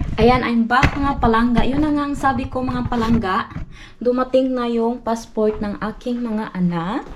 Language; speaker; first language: Filipino; non-native, local second language; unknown